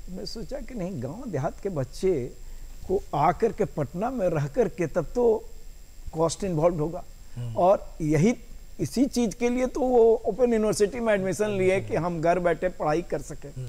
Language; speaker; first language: Hindi; native; Hindi